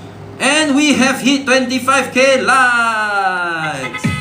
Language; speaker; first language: English; non-native, local second language; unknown